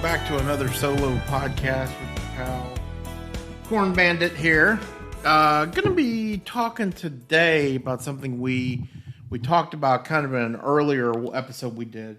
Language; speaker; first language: English; native; English